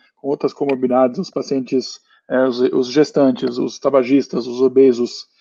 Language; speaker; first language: Portuguese; non-native, fluent; German